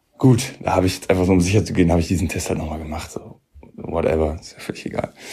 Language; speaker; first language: German; native; German